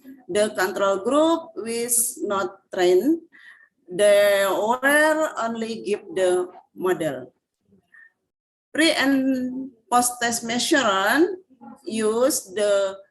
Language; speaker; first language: English; non-native, fluent; Indonesian